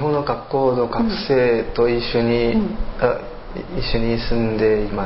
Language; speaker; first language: Japanese; non-native, learner; Chinese